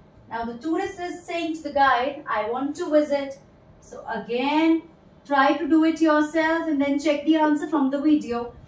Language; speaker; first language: English; non-native, local second language; Hindi